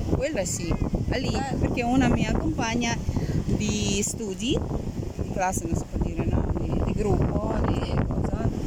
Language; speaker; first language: Italian; non-native, fluent; Uzbek